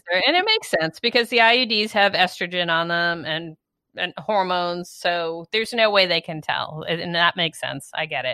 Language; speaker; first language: English; native; English